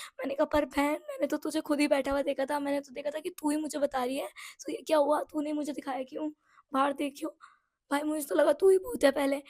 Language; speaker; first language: Hindi; non-native, local second language; Nepali